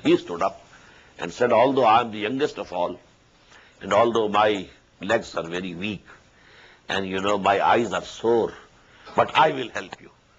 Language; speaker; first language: English; non-native, local second language; Urdu